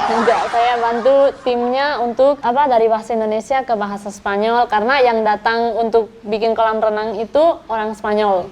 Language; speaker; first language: Indonesian; non-native, fluent; Spanish